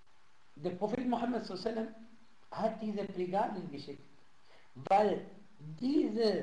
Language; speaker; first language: German; non-native, fluent; Arabic